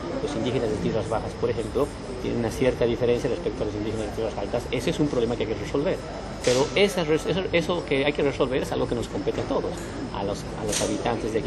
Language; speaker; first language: Spanish; native; Spanish